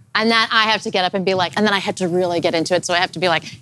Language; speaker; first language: English; native; English